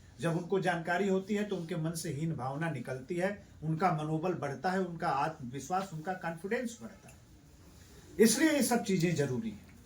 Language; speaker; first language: Hindi; native; Hindi